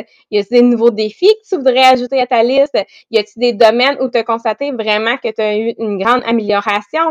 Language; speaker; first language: French; native; French